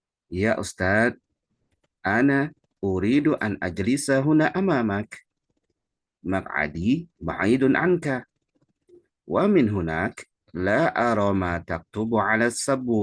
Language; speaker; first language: Arabic; non-native, fluent; Indonesian